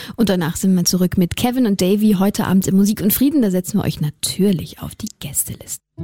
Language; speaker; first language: German; native; German